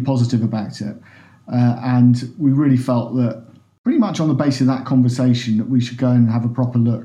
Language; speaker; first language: English; native; English